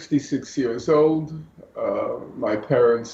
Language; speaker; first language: English; native; English